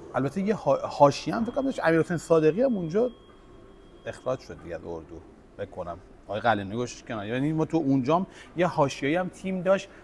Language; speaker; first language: Persian; native; Persian